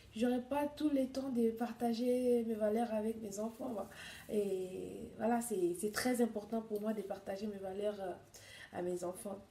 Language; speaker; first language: French; non-native, local second language; Swahili